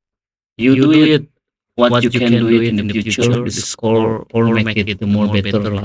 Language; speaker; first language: English; non-native, learner; Indonesian